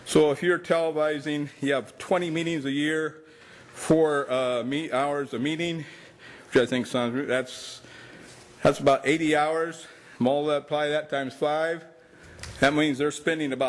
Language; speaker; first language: English; native; English